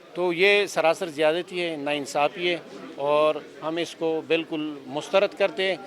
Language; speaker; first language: Urdu; non-native, local second language; Pashto